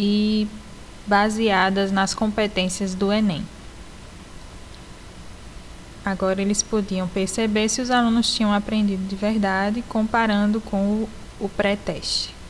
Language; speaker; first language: Portuguese; native; Portuguese